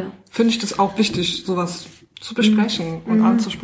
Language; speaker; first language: German; native; German